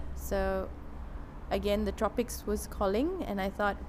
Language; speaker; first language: English; non-native, local second language; Tamil